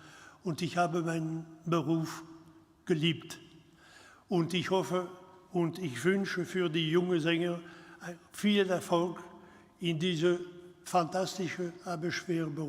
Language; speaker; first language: German; non-native, fluent; French